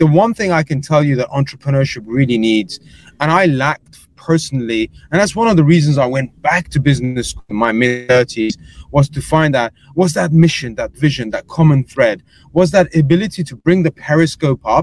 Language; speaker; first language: English; native; English